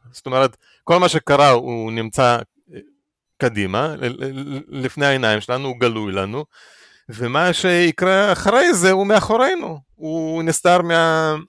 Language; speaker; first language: Hebrew; early bilingual, other home language; Russian